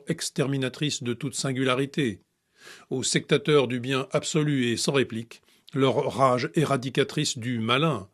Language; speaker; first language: French; native; French